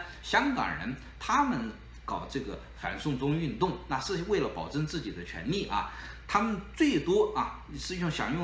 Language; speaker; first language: Chinese; native; Chinese